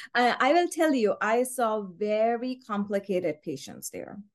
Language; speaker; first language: English; non-native, local second language; Urdu